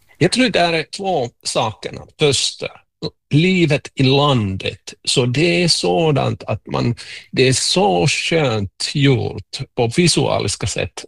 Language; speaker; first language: Swedish; non-native, local second language; Finnish